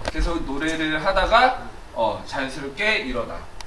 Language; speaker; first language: Korean; native; Korean